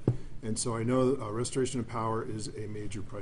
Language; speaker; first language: English; native; English